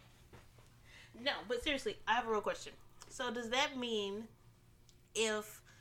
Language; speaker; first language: English; native; English